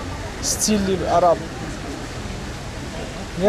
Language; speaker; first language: Russian; non-native, learner; Arabic